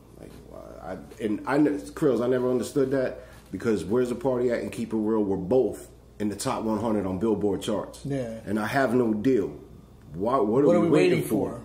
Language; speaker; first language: English; native; English